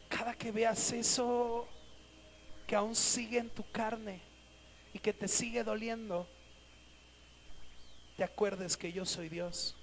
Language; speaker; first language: Spanish; native; Spanish